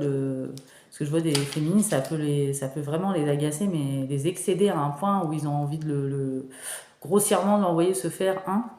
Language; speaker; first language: French; native; French